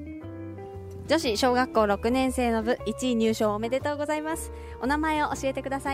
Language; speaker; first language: Japanese; native; Japanese